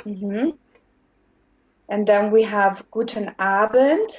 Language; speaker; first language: English; non-native, fluent; German